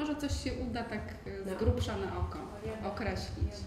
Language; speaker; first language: Polish; native; Polish